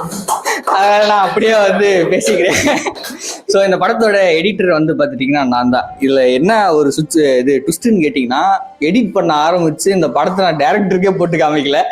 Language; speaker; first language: Tamil; native; Tamil